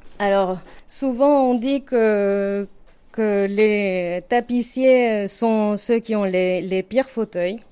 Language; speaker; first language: French; non-native, fluent; Spanish